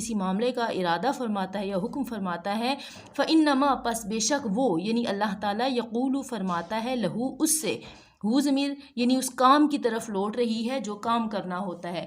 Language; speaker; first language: Urdu; native; Urdu